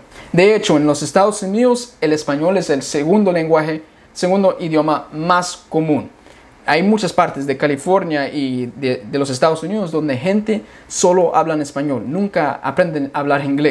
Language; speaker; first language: Spanish; early bilingual, heritage; English